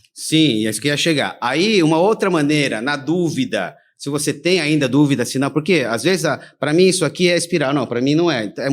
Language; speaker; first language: Portuguese; early bilingual, other home language; Korean